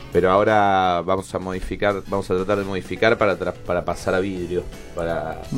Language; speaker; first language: Spanish; native; Spanish